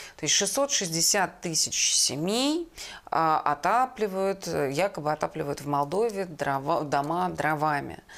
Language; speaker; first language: Russian; native; Russian